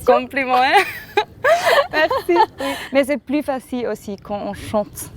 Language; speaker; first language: French; non-native, local second language; Swiss German